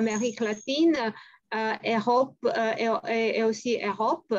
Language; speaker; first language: French; non-native, fluent; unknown